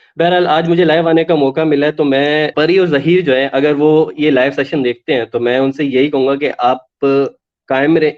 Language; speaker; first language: Urdu; native; Urdu